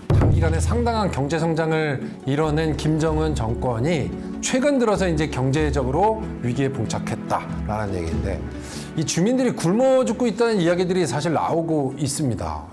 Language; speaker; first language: Korean; native; Korean